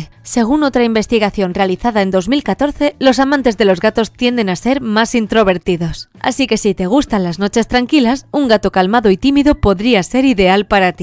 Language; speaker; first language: Spanish; native; Spanish